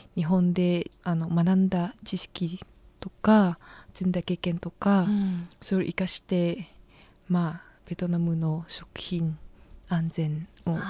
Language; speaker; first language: Japanese; non-native, fluent; Vietnamese